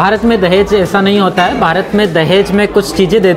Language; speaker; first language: Hindi; native; Hindi